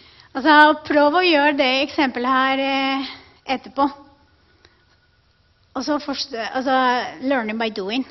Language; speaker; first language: Norwegian; non-native, fluent; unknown